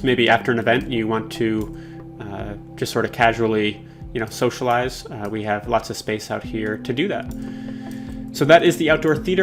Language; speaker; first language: English; native; English